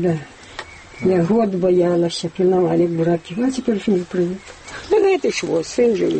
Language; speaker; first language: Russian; non-native, local second language; Belarusian